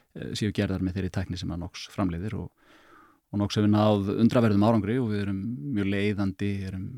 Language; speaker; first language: Icelandic; native; Icelandic